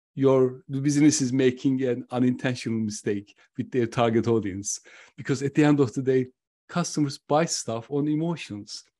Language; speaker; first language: English; non-native, fluent; Turkish